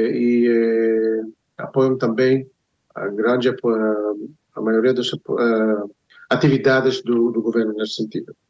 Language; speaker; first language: Portuguese; non-native, fluent; Hebrew